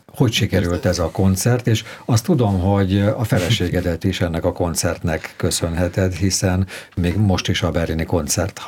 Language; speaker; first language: Hungarian; native; Hungarian